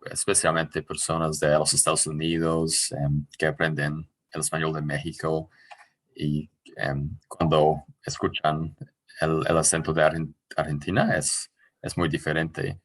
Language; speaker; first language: Spanish; non-native, fluent; English